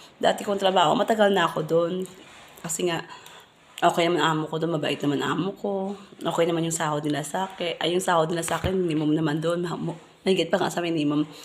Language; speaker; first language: Filipino; non-native, local second language; Cebuano